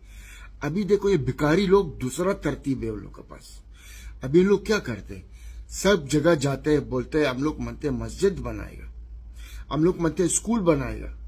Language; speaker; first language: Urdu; non-native, learner; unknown